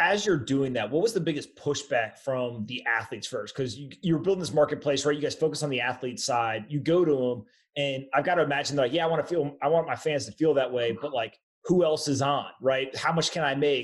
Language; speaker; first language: English; native; English